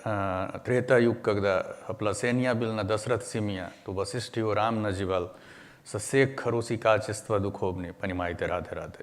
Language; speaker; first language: Russian; non-native, learner; Hindi